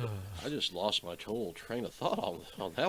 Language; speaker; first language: English; native; English